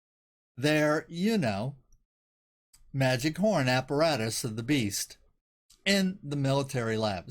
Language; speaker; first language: English; native; English